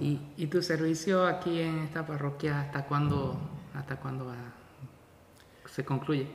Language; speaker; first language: Spanish; non-native, fluent; English